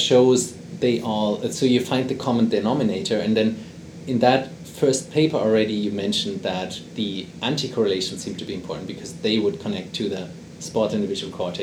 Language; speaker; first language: English; non-native, fluent; German